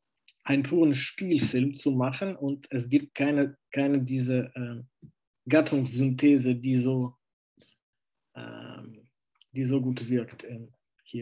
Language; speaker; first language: German; non-native, fluent; Russian